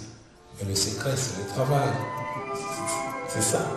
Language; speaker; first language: French; non-native, fluent; Spanish